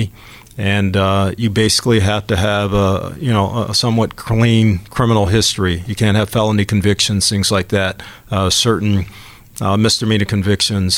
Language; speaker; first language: English; native; English